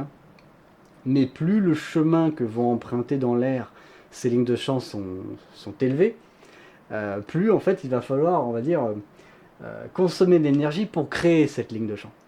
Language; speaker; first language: French; native; French